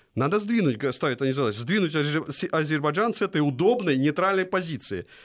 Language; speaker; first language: Russian; native; Russian